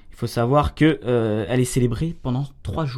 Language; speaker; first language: French; native; French